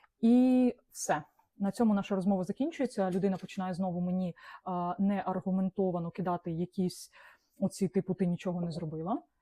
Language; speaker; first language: Ukrainian; non-native, local second language; Russian